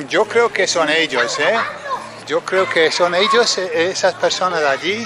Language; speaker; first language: Spanish; non-native, fluent; English